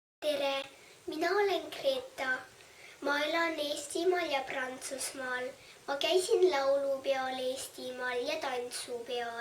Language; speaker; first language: Estonian; early bilingual, heritage; Estonian